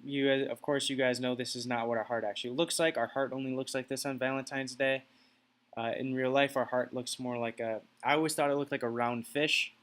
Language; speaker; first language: English; native; English